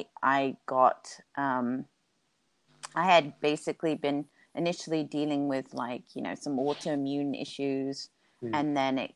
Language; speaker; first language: English; native; English